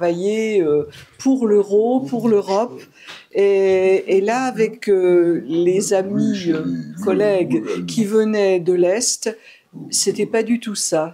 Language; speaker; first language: French; native; French